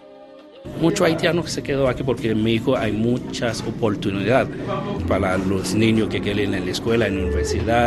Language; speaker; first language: Spanish; non-native, learner; Haitian Creole